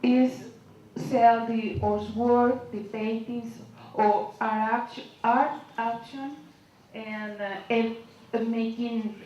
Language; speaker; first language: English; non-native, learner; Spanish